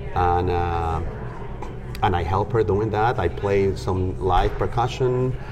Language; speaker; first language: English; non-native, fluent; Spanish